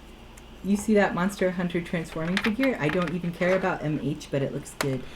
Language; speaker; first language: English; native; English